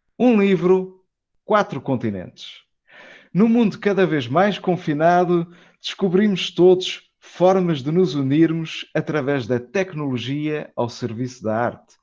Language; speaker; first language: Portuguese; native; Portuguese